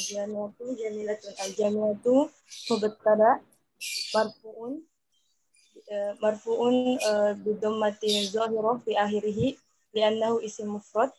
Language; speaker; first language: Arabic; non-native, learner; Indonesian